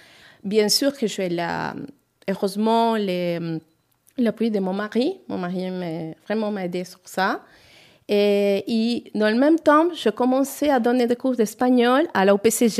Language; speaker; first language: French; non-native, learner; Spanish